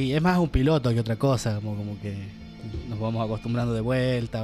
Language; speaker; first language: Spanish; native; Spanish